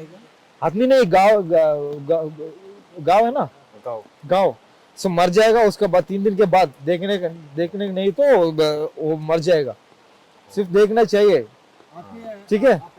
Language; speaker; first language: Hindi; non-native, local second language; Malayalam